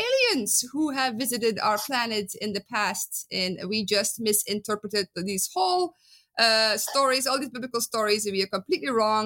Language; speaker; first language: English; non-native, fluent; Dutch